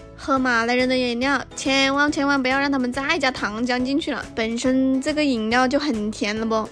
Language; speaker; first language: Chinese; native; Chinese